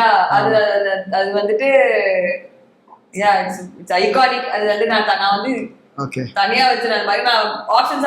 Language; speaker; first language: Tamil; native; Tamil